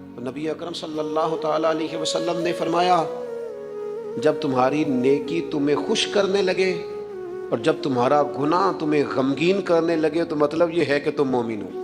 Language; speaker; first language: Urdu; non-native, local second language; Punjabi